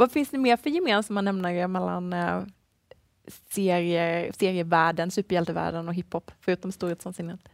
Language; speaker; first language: Swedish; native; Swedish